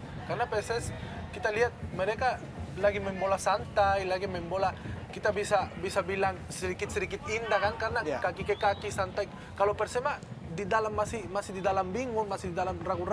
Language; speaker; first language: Indonesian; non-native, fluent; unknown